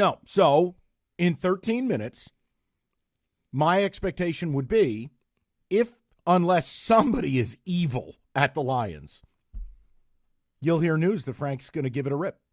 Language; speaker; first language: English; native; English